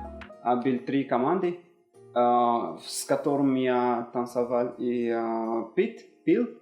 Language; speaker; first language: Russian; non-native, learner; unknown